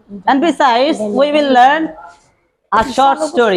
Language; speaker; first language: English; non-native, local second language; Bangla